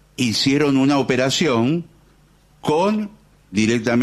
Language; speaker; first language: Spanish; native; Spanish